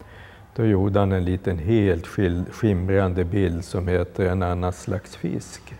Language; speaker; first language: Swedish; native; Swedish